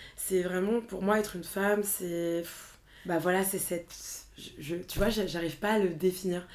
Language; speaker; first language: French; native; French